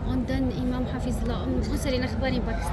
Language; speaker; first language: German; non-native, learner; Arabic